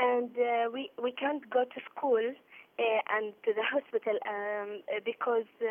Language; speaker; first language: English; non-native, learner; Arabic